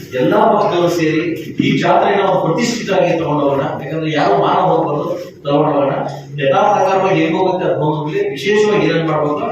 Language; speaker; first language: Kannada; native; Kannada